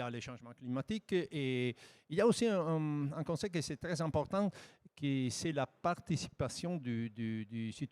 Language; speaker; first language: French; non-native, fluent; Italian